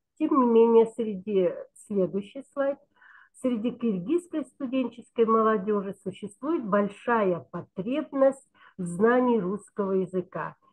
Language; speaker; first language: Russian; non-native, local second language; Kyrgyz